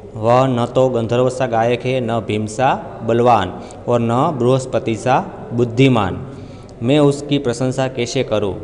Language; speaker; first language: Hindi; non-native, local second language; Gujarati